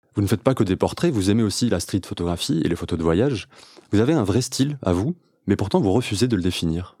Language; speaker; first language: French; native; French